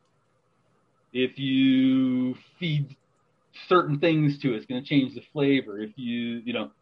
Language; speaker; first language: English; native; English